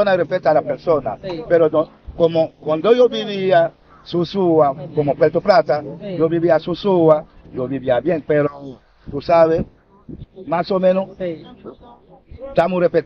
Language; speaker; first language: Spanish; non-native, learner; Haitian Creole